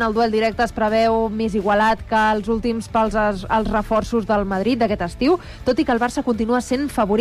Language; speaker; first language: Catalan; native; Catalan